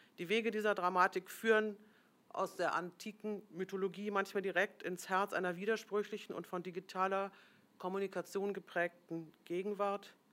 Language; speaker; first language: German; native; German